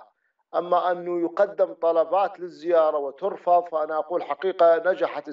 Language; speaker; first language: Arabic; native; Arabic